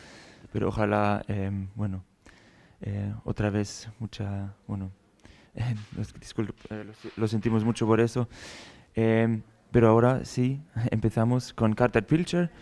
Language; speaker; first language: Spanish; non-native, fluent; German